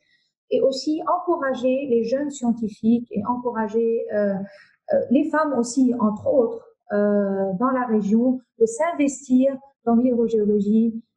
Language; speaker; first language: French; non-native, local second language; Arabic